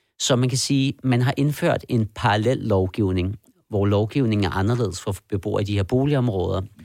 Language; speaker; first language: Danish; early bilingual, other home language; Persian